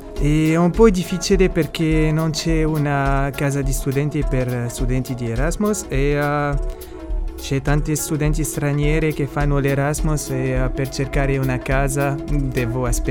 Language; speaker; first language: Italian; non-native, learner; Arabic